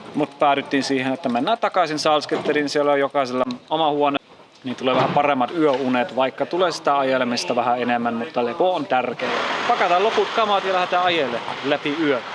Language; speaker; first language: Finnish; non-native, fluent; German